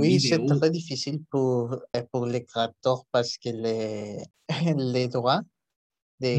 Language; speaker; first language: French; non-native, learner; Spanish